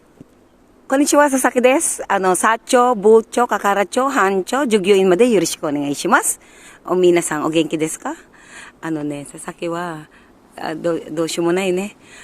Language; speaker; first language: Japanese; non-native, learner; Filipino